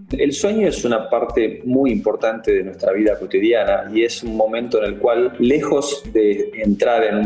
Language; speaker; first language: Spanish; native; Spanish